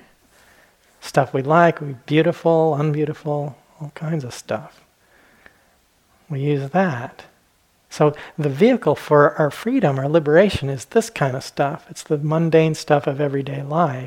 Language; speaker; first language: English; native; English